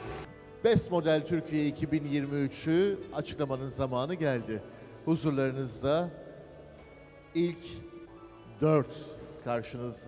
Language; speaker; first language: Turkish; native; Turkish